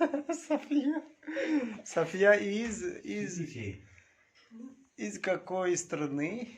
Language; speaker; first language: Russian; non-native, learner; Manipuri